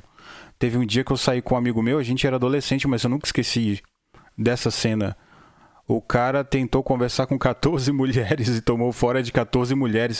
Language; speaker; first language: Portuguese; native; Portuguese